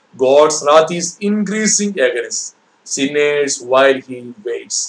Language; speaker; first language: English; non-native, local second language; Malayalam